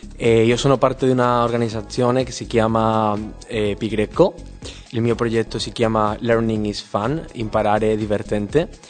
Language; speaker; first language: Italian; non-native, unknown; Spanish